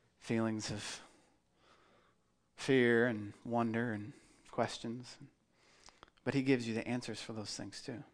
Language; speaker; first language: English; native; English